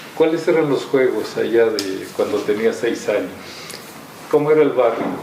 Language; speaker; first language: Spanish; native; Spanish